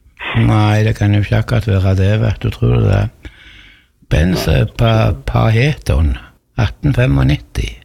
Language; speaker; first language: Norwegian; native; Norwegian